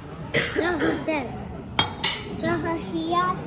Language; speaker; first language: Swedish; early bilingual, other home language; Mongolian